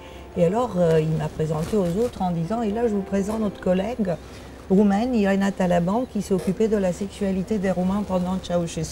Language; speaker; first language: French; non-native, fluent; Romanian